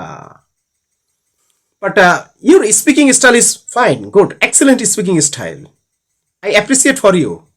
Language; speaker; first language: English; non-native, learner; Bangla